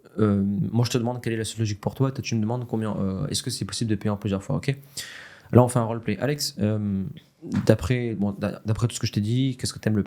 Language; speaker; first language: French; native; French